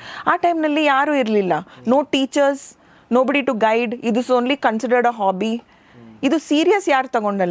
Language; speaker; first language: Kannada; non-native, local second language; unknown